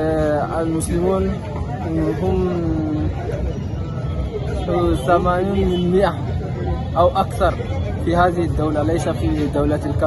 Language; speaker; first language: Arabic; non-native, learner; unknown